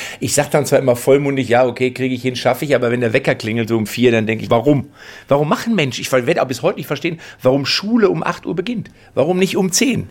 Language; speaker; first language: German; native; German